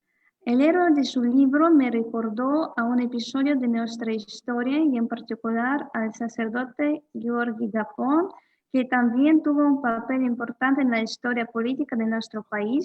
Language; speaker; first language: Spanish; non-native, fluent; Russian